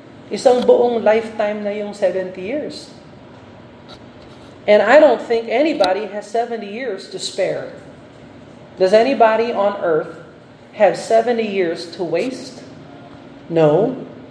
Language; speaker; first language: English; non-native, local second language; Filipino